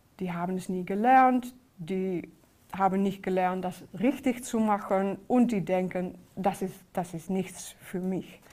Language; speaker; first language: German; non-native, fluent; Dutch